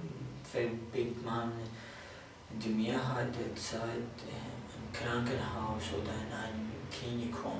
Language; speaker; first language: German; non-native, fluent; Kurdish